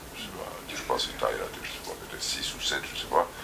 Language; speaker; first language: French; native; French